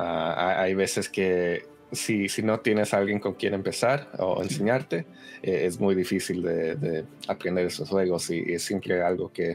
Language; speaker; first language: Spanish; early bilingual, heritage; Spanish